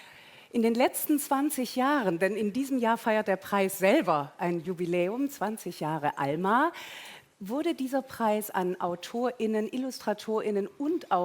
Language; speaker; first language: German; native; German